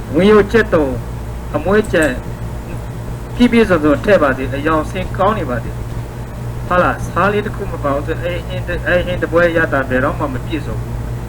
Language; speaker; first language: Burmese; non-native, local second language; S'gaw Karen